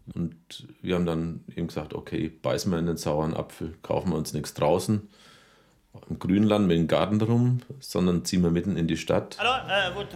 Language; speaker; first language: German; native; German